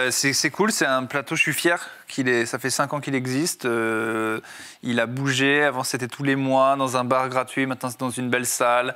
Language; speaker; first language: French; native; French